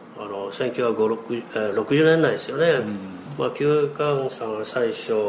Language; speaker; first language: Japanese; non-native, fluent; Chinese